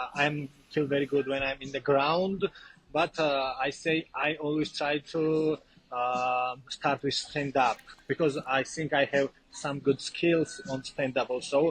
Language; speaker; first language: English; non-native, learner; Georgian